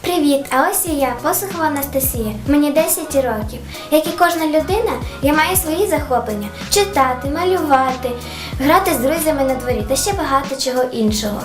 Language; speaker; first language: Ukrainian; non-native, local second language; Russian